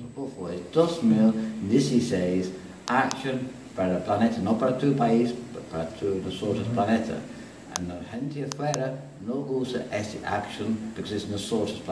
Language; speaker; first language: Spanish; non-native, learner; English